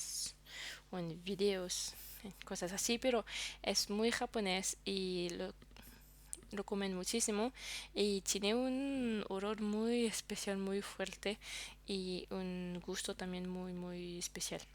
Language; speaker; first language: Spanish; non-native, fluent; French